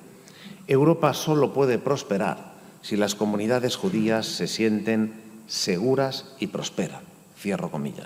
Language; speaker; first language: Spanish; native; Spanish